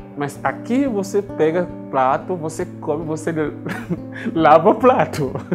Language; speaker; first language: Portuguese; non-native, learner; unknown